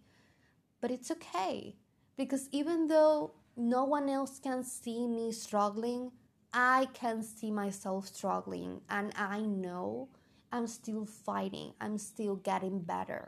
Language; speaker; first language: English; non-native, fluent; Spanish